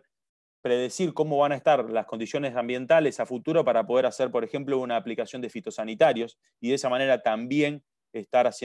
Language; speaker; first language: Spanish; native; Spanish